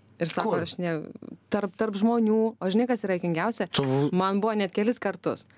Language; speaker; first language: Lithuanian; native; Lithuanian